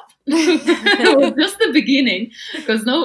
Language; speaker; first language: English; non-native, fluent; Russian